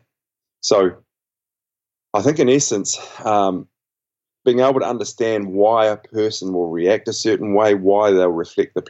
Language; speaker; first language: English; native; English